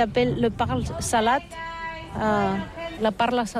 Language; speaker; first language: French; non-native, learner; Catalan